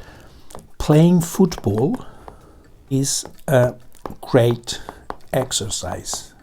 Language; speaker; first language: English; non-native, fluent; Spanish